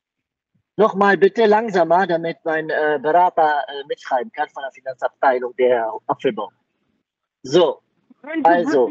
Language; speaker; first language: German; native; German